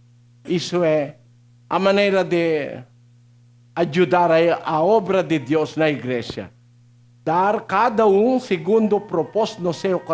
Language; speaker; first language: Portuguese; non-native, learner; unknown